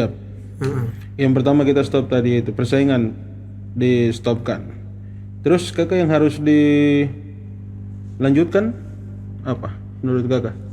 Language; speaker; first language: Malay; native; Malay